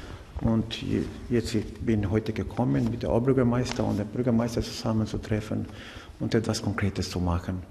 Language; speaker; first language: German; non-native, learner; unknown